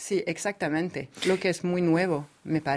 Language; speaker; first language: Spanish; non-native, fluent; French